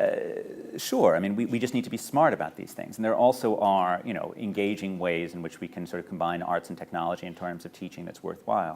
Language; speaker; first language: English; native; English